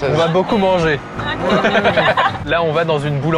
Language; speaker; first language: French; native; French